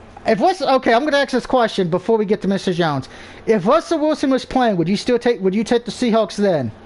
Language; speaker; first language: English; native; English